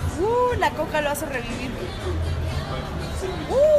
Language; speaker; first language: Spanish; native; Spanish